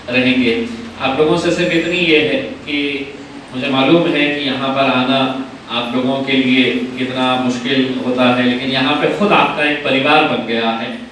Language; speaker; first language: Hindi; non-native, local second language; Urdu